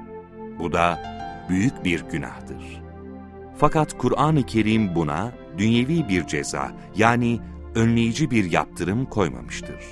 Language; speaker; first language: Turkish; native; Turkish